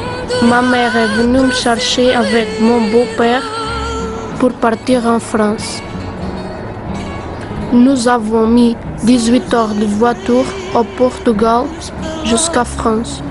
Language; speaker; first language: French; non-native, learner; Portuguese